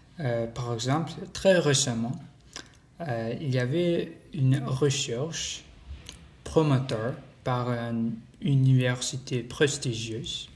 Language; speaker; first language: French; non-native, learner; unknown